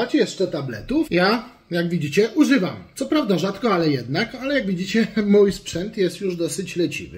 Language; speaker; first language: Polish; native; Polish